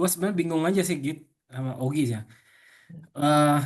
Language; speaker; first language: Indonesian; native; Indonesian